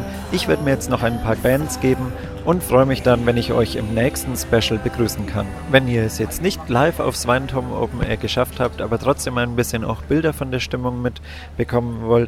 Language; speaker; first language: German; native; German